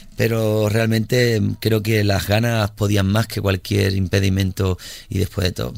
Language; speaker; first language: Spanish; native; Spanish